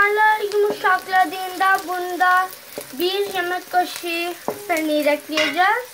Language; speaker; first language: Turkish; non-native, learner; Urdu